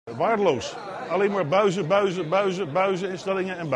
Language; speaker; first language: Dutch; native; Dutch